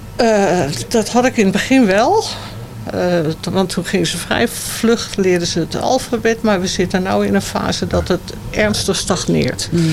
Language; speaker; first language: Dutch; native; Dutch